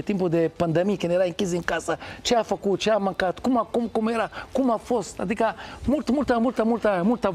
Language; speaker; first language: Romanian; non-native, fluent; Hebrew